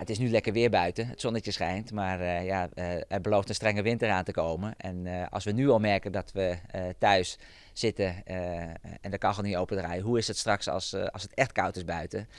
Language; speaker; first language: Dutch; native; Dutch